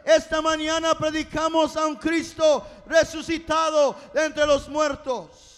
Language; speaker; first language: Spanish; non-native, fluent; English